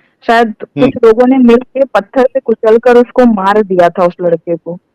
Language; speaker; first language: Hindi; native; Hindi